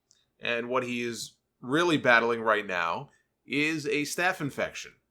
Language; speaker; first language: English; native; English